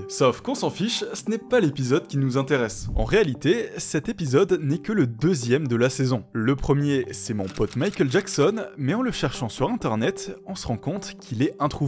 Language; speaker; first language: French; native; French